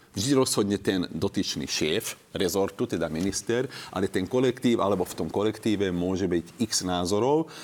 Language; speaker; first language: Slovak; non-native, local second language; Hungarian